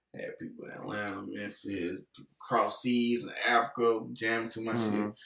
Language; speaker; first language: English; native; English